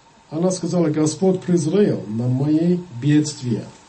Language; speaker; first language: Russian; non-native, fluent; English